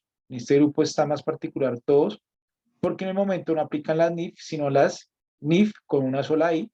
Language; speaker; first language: Spanish; native; Spanish